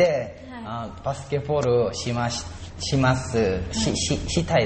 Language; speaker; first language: Japanese; non-native, learner; Korean